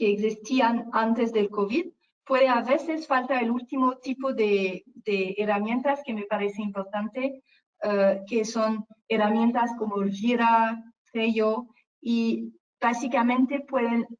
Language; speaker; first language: Spanish; non-native, fluent; French